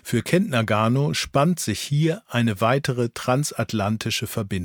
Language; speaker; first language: German; native; German